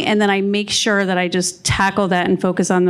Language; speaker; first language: English; native; English